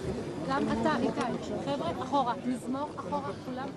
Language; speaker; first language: Hebrew; native; Hebrew